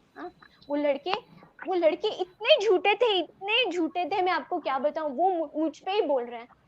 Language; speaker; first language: Hindi; non-native, local second language; Telugu